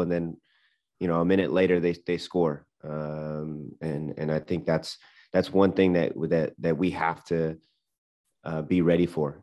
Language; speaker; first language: English; early bilingual, other home language; Spanish